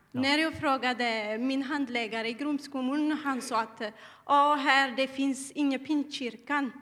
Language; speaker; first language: Swedish; non-native, learner; Tigrinya